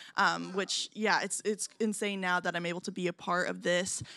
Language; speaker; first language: English; native; English